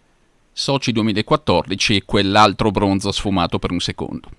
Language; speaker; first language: Italian; native; Italian